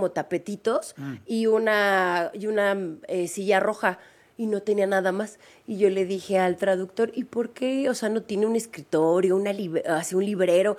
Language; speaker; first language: Spanish; native; Spanish